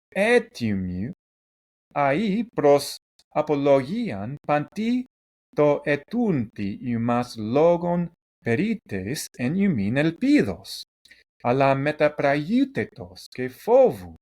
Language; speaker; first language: Greek; non-native, learner; English